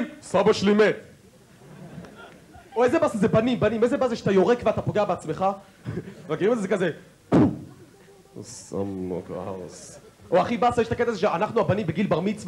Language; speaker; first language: Hebrew; native; Hebrew